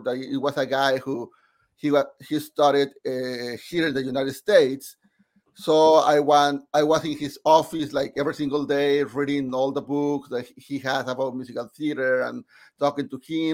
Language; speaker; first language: English; non-native, fluent; Spanish